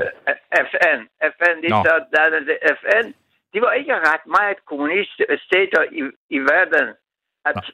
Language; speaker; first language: Danish; non-native, learner; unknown